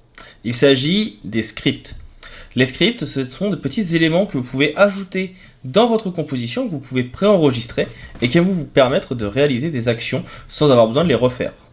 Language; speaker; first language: French; native; French